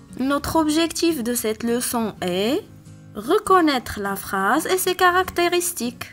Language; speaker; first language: French; non-native, local second language; Arabic